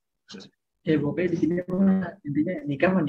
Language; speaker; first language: Indonesian; native; Indonesian